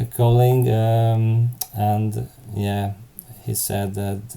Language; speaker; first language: English; non-native, fluent; Hungarian